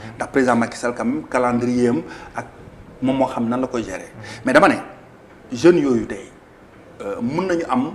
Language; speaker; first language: Wolof; non-native, local second language; Fula